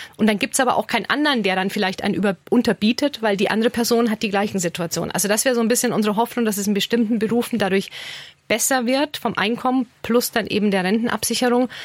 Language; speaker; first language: German; native; German